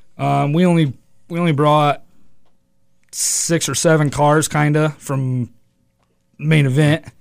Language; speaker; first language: English; native; English